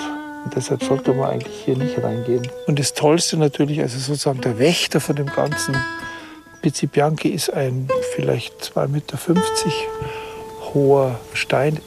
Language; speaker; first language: German; native; German